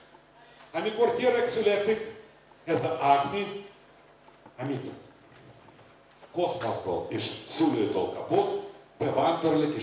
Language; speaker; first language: Hungarian; non-native, learner; Russian